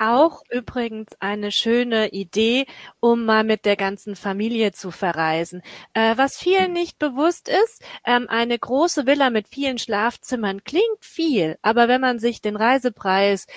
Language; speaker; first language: German; native; German